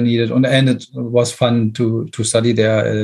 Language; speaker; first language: English; non-native, fluent; German